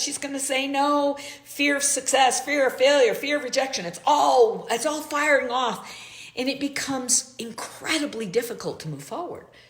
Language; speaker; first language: English; native; English